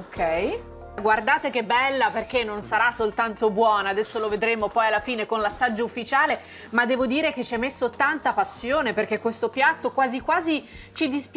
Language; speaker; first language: Italian; native; Italian